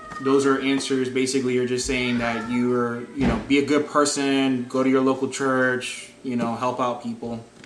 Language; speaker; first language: English; native; English